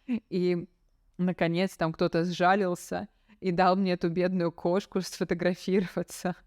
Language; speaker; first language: Russian; native; Russian